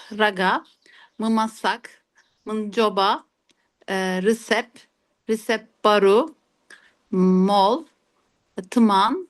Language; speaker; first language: Indonesian; non-native, learner; Turkish